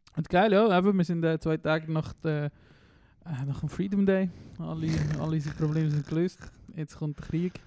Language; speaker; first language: German; native; German